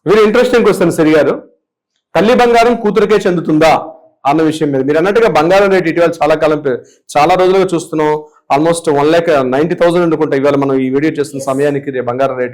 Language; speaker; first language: Telugu; native; Telugu